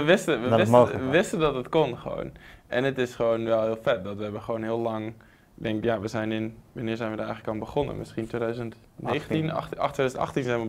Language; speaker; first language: Dutch; native; Dutch